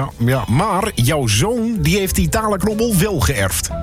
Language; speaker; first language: Dutch; native; Dutch